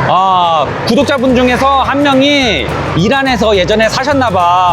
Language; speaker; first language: Korean; native; Korean